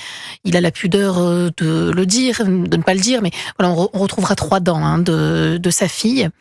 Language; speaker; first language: French; native; French